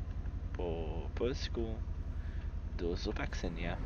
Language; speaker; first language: Polish; non-native, learner; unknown